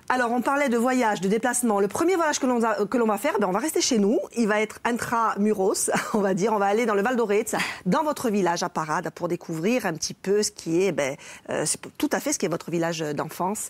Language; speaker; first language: French; native; French